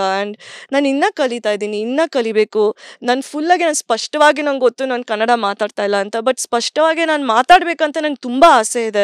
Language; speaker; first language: Kannada; early bilingual, heritage; English